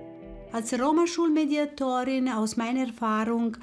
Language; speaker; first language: German; non-native, fluent; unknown